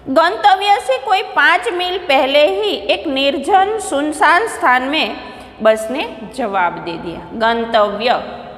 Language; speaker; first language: Hindi; non-native, local second language; Gujarati